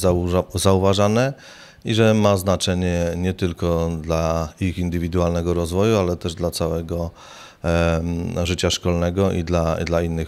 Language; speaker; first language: Polish; native; Polish